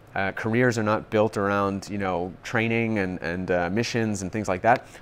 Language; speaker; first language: English; native; English